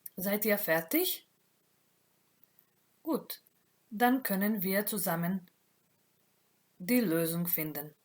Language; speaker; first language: German; non-native, fluent; Macedonian